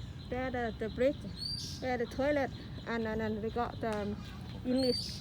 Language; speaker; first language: English; non-native, learner; Thai